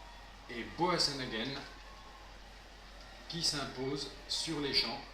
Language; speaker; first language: French; native; French